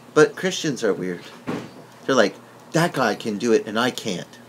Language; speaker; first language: English; early bilingual, other home language; Italian